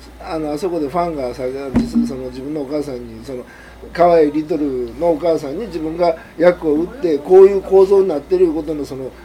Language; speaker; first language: Japanese; native; Japanese